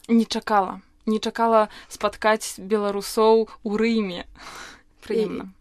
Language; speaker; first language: Belarusian; non-native, local second language; Russian